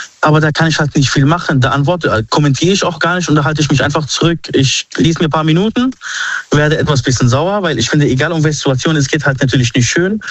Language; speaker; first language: German; early bilingual, other home language; Arabic